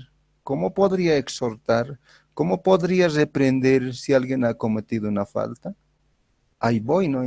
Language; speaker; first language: Spanish; native; Spanish